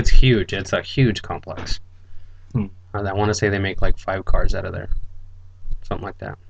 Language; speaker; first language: English; early bilingual, other home language; Spanish